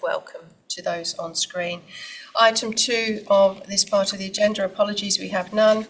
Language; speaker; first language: English; native; English